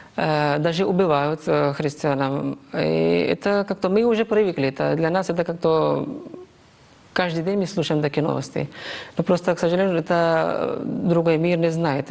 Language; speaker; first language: Russian; non-native, fluent; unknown